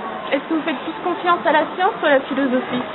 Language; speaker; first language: French; native; French